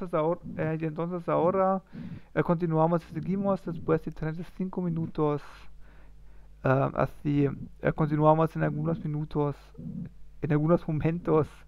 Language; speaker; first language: Spanish; non-native, learner; German